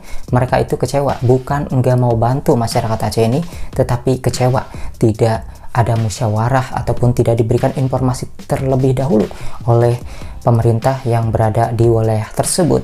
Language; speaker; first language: Indonesian; native; Indonesian